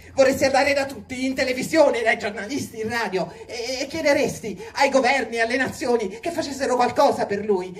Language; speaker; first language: Italian; native; Italian